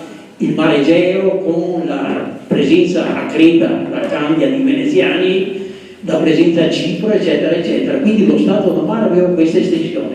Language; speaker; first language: Italian; native; Italian